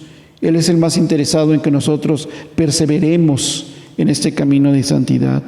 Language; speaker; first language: Spanish; native; Spanish